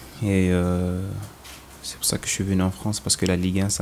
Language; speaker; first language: French; non-native, local second language; Dutch